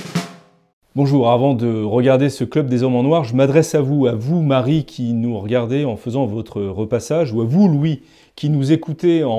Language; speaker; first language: French; native; French